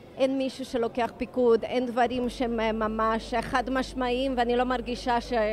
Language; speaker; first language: Hebrew; native; Hebrew